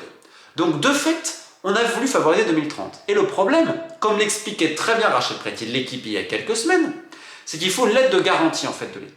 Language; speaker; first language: French; native; French